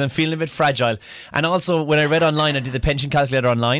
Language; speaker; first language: English; native; English